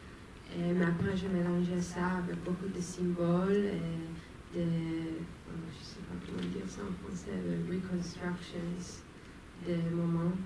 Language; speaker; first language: French; non-native, fluent; Hebrew